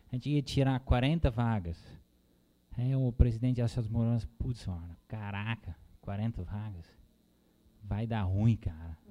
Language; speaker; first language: Portuguese; non-native, fluent; Dutch